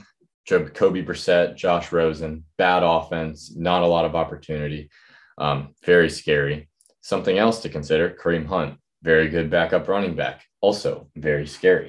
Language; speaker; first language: English; native; English